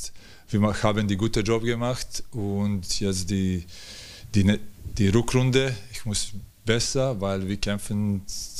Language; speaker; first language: German; non-native, learner; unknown